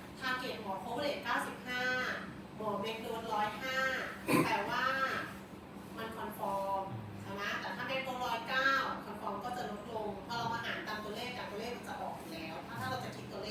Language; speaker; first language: Thai; native; Thai